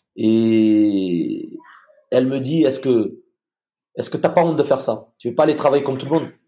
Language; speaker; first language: French; native; French